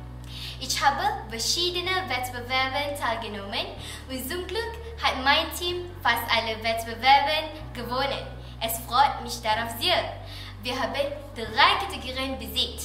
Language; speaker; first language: German; non-native, learner; Malay